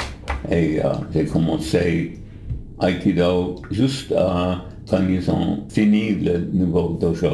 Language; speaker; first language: French; non-native, fluent; English